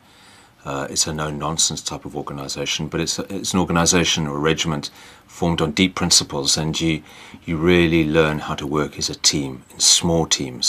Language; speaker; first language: English; native; English